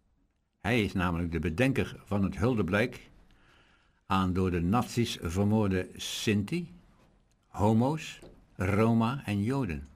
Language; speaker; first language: Dutch; native; Dutch